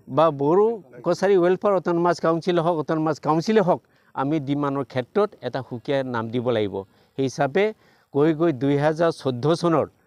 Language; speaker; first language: Assamese; non-native, local second language; Bodo